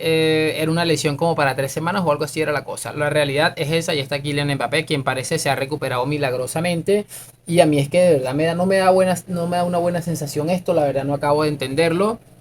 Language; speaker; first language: Spanish; native; Spanish